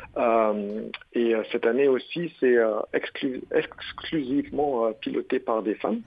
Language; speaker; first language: French; non-native, fluent; German